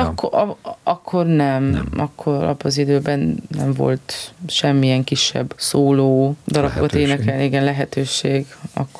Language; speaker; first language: Hungarian; non-native, local second language; Romanian